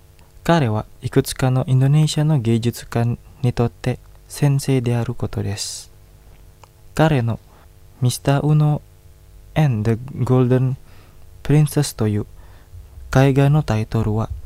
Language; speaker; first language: Japanese; non-native, fluent; Indonesian